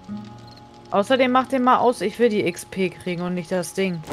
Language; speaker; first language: German; native; German